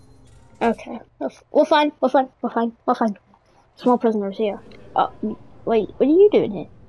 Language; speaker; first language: English; native; English